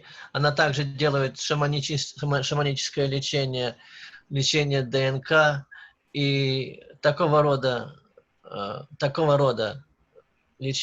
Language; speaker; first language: Russian; native; Russian